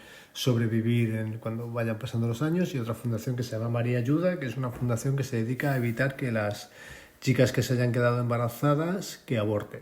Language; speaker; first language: Spanish; native; Spanish